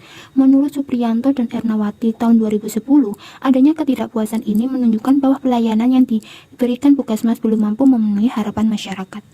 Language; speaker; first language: Indonesian; native; Indonesian